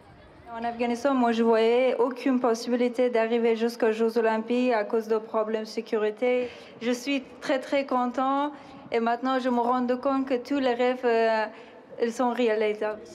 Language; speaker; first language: French; non-native, learner; Persian